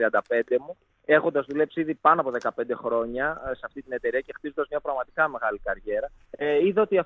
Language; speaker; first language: Greek; native; Greek